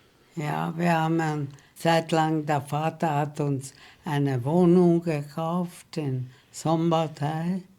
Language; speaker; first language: German; early bilingual, heritage; German